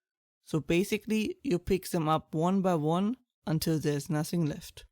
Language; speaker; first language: English; non-native, fluent; German